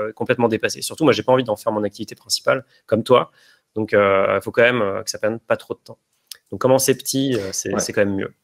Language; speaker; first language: French; native; French